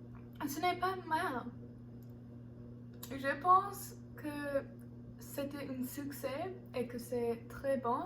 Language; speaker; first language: French; non-native, learner; English